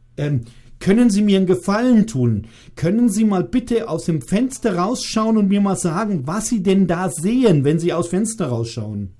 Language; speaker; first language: German; native; German